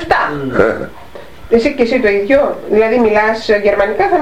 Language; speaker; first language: Greek; native; Greek